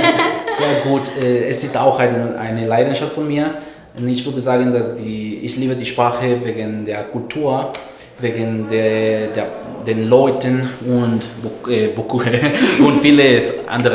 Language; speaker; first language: German; non-native, fluent; Spanish